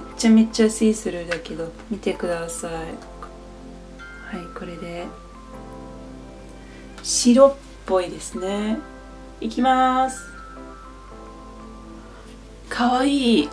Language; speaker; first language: Japanese; non-native, fluent; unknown